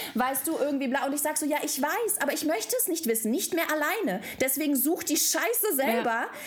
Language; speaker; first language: German; non-native, fluent; Russian